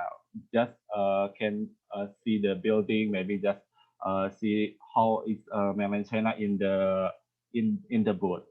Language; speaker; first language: English; non-native, learner; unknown